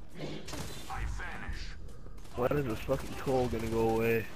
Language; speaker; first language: English; native; English